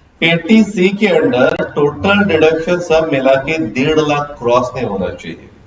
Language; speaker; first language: Hindi; non-native, local second language; Marathi